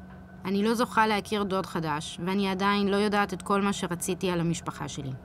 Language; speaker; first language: Hebrew; native; Hebrew